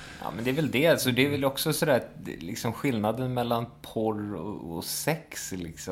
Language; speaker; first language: Swedish; native; Swedish